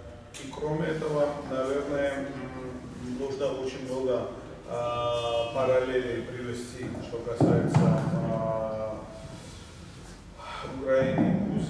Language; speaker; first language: Russian; non-native, fluent; Georgian